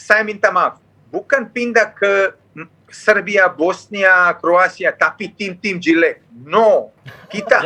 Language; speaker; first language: Indonesian; non-native, fluent; Serbian